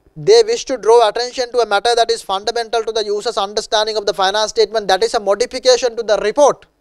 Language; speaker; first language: English; non-native, local second language; Sinhala